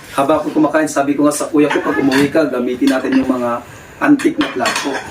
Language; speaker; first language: Filipino; non-native, local second language; Cebuano